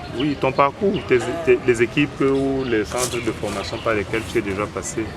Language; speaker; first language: French; native; French